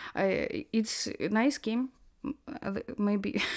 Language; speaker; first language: English; non-native, learner; Russian